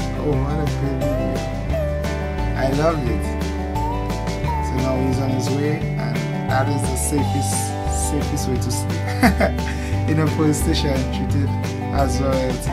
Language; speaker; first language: English; non-native, fluent; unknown